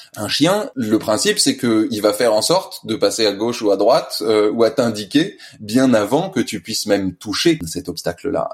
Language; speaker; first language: French; native; French